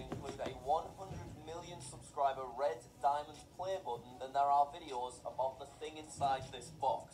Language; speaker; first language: English; native; English